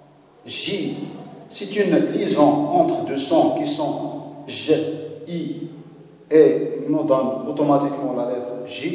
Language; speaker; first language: French; non-native, local second language; Arabic